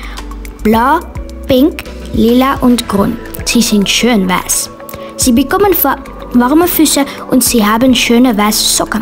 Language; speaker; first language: German; non-native, learner; Dutch